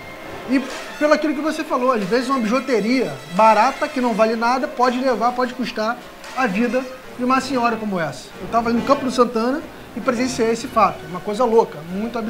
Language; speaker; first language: Portuguese; native; Portuguese